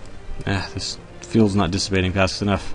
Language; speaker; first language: English; native; English